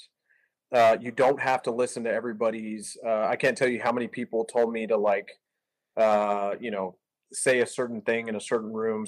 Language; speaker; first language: English; native; English